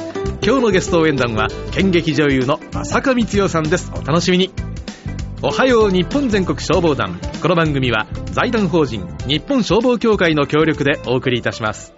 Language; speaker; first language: Japanese; native; Japanese